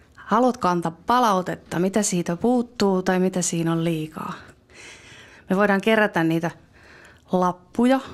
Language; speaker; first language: Finnish; native; Finnish